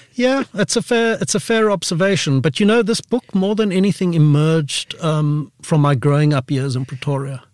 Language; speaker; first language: English; native; English